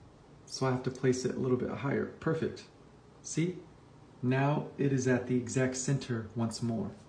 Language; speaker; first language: English; native; English